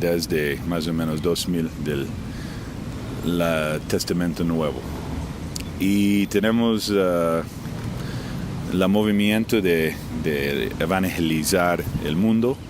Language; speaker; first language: Spanish; non-native, fluent; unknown